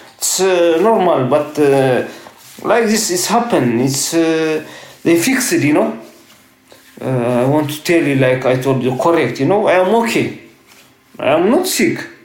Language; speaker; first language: English; non-native, learner; Tigrinya